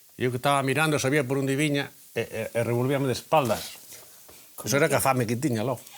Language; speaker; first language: Galician; native; Galician